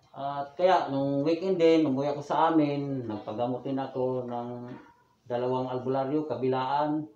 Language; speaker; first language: Filipino; non-native, local second language; Cebuano